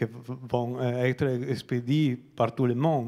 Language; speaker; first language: French; non-native, learner; Italian